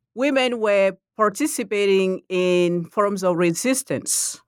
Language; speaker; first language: English; non-native, fluent; Mandingo